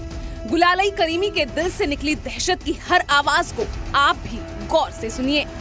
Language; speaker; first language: Hindi; native; Hindi